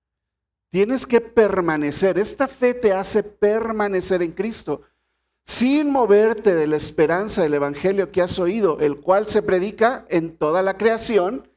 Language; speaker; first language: Spanish; native; Spanish